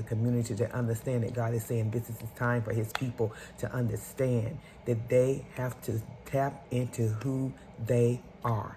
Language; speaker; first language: English; native; English